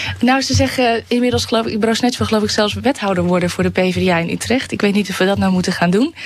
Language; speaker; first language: Dutch; native; Dutch